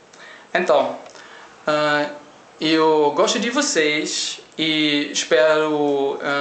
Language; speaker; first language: Portuguese; non-native, learner; German